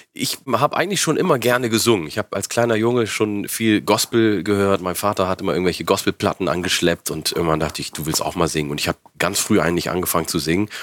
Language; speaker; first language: German; early bilingual, other home language; Oromo